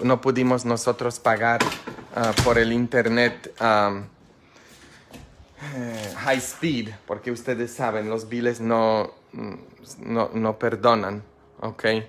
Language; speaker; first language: Spanish; non-native, fluent; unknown